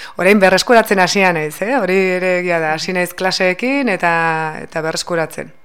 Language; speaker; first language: Basque; native; Basque